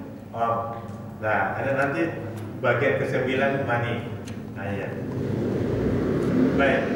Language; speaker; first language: Indonesian; native; Indonesian